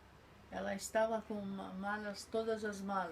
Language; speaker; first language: Portuguese; non-native, fluent; Polish